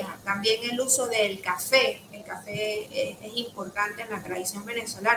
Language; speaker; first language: Spanish; native; Spanish